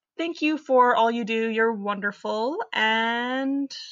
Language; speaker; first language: English; native; English